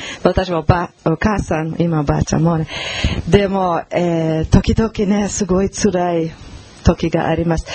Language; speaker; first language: Japanese; non-native, fluent; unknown